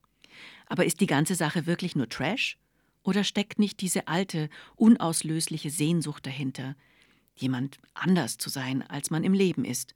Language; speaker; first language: German; native; German